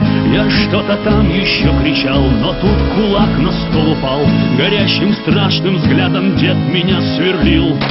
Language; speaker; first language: Russian; native; Russian